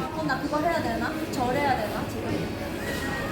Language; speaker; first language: Korean; non-native, fluent; Vietnamese